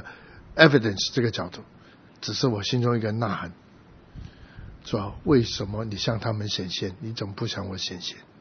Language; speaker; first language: Chinese; native; Chinese